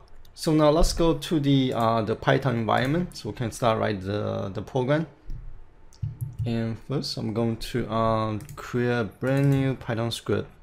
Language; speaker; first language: English; non-native, fluent; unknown